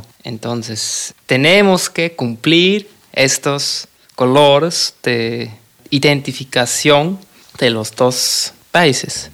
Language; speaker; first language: Spanish; non-native, fluent; German